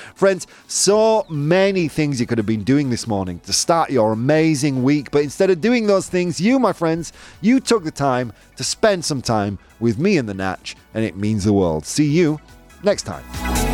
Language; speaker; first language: English; native; English